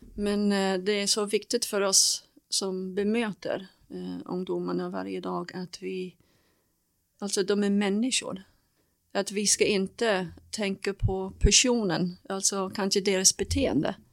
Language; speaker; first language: Swedish; non-native, fluent; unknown